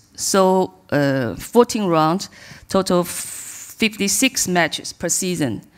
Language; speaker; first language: English; non-native, learner; Chinese